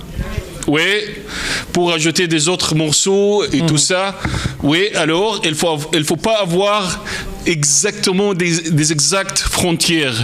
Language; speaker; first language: French; non-native, fluent; Arabic